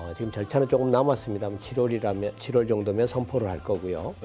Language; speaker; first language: Korean; native; Korean